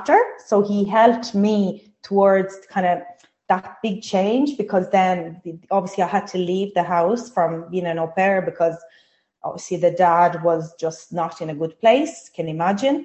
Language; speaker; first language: English; non-native, fluent; Italian